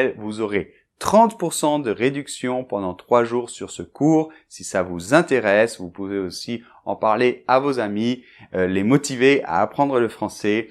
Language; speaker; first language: French; native; French